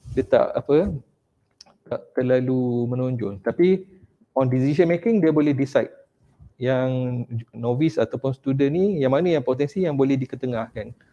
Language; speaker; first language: Malay; native; Malay